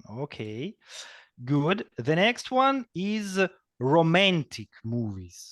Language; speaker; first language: English; non-native, fluent; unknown